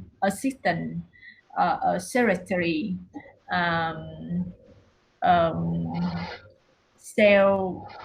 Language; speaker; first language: English; non-native, learner; Vietnamese